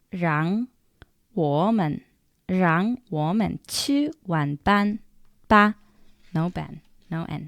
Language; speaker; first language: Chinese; non-native, learner; English